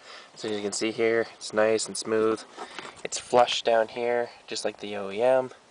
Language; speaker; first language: English; native; English